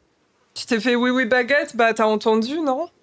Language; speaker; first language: French; native; French